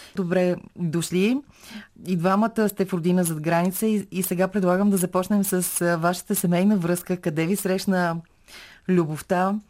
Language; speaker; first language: Bulgarian; native; Bulgarian